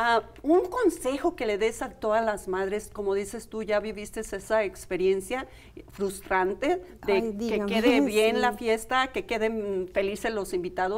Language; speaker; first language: Spanish; native; Spanish